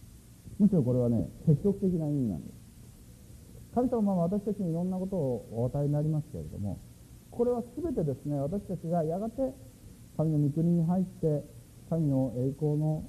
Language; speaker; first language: Japanese; native; Japanese